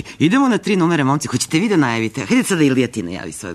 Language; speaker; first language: Serbian; native; Serbian